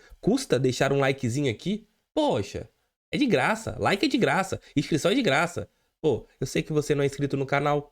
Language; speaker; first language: Portuguese; native; Portuguese